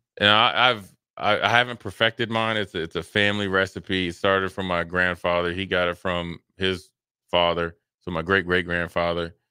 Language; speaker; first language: English; native; English